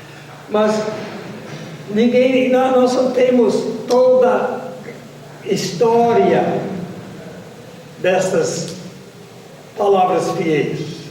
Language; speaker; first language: Portuguese; non-native, fluent; English